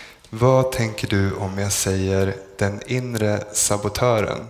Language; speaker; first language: Swedish; native; Swedish